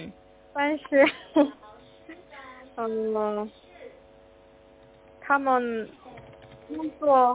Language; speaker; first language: Chinese; non-native, learner; Korean